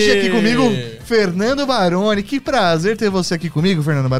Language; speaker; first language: Portuguese; native; Portuguese